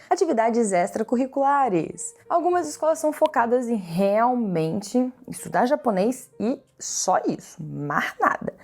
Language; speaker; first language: Portuguese; native; Portuguese